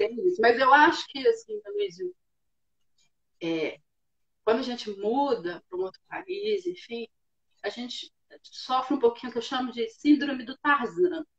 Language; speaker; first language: Portuguese; native; Portuguese